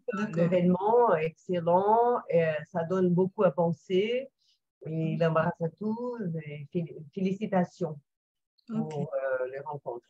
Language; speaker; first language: French; non-native, fluent; Portuguese